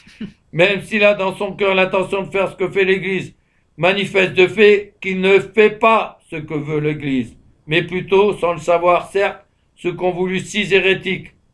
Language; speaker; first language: French; native; French